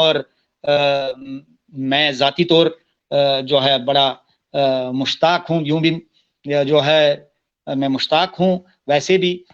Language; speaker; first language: Urdu; non-native, local second language; Kashmiri